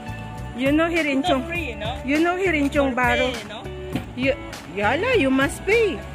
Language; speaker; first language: English; non-native, learner; Filipino